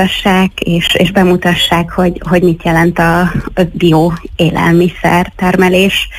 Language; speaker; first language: Hungarian; native; Hungarian